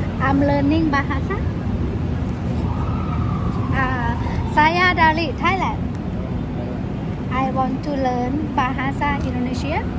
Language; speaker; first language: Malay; non-native, learner; Thai